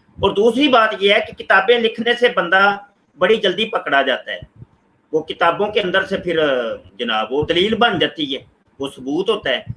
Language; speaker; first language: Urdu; non-native, local second language; Punjabi